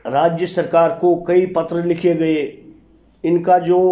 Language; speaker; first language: Hindi; native; Hindi